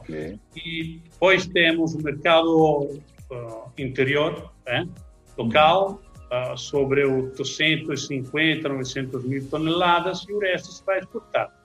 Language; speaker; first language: Portuguese; non-native, learner; Italian